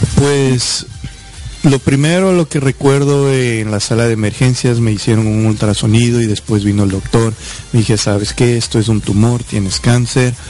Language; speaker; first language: Spanish; native; Spanish